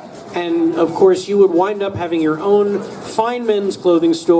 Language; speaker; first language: English; native; English